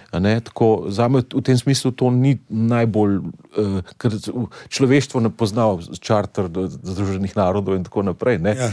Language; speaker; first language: Slovenian; native; Slovenian